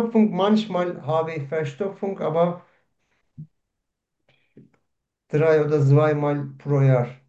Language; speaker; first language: German; non-native, learner; Turkish